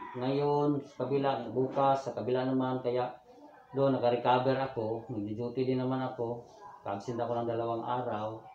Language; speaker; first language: Filipino; non-native, local second language; Cebuano